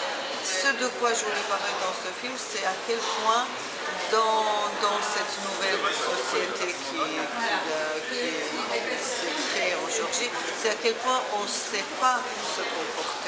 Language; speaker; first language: French; non-native, fluent; Georgian